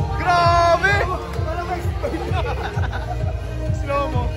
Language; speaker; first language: Filipino; native; Filipino